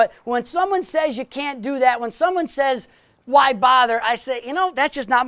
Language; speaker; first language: English; native; English